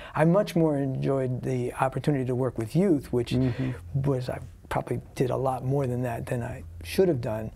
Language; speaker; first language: English; native; English